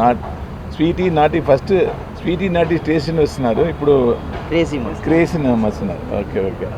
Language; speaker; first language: Telugu; non-native, learner; Tamil